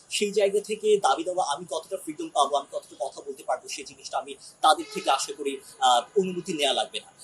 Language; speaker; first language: Bangla; non-native, local second language; Chakma